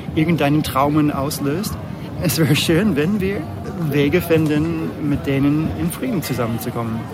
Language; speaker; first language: German; non-native, fluent; English